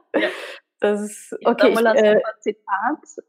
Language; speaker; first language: German; native; German